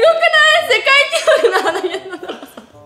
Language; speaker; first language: Japanese; native; Japanese